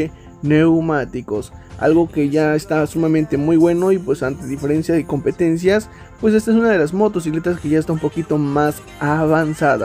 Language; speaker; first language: Spanish; native; Spanish